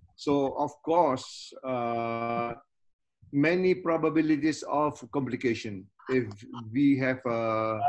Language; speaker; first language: English; non-native, fluent; Indonesian